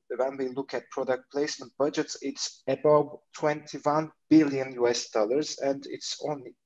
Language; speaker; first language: English; non-native, fluent; Turkish